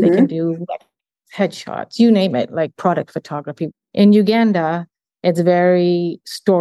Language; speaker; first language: English; early bilingual, other home language; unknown